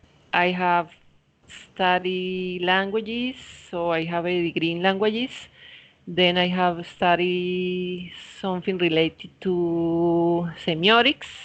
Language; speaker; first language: English; non-native, fluent; Spanish